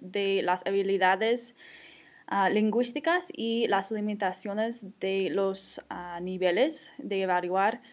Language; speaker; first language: Spanish; non-native, fluent; English